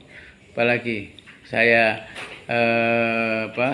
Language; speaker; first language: Indonesian; native; Indonesian